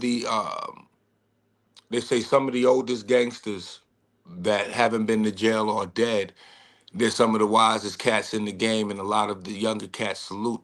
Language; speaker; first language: English; native; English